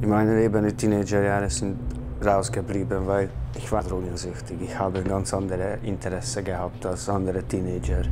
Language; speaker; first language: German; non-native, fluent; Hungarian